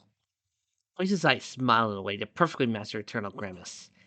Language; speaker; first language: English; native; English